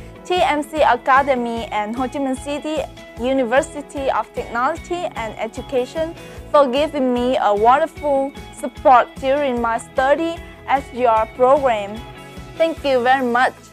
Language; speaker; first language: English; non-native, learner; Vietnamese